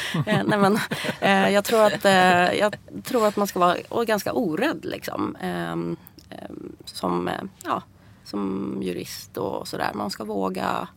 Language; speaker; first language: Swedish; early bilingual, other home language; Persian